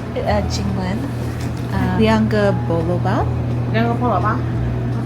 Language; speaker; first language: Chinese; non-native, learner; English